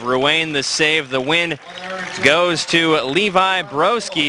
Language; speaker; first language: English; native; English